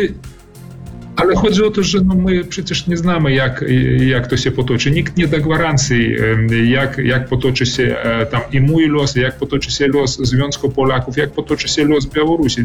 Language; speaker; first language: Polish; early bilingual, heritage; Polish